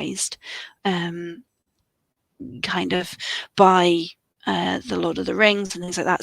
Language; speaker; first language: English; native; English